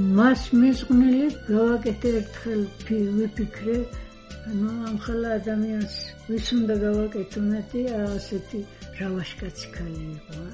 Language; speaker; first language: Georgian; non-native, fluent; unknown